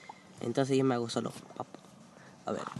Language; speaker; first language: Spanish; native; Spanish